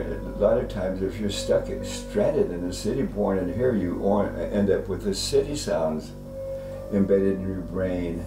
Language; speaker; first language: English; native; English